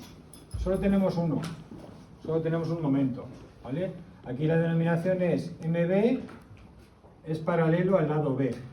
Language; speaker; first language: Spanish; native; Spanish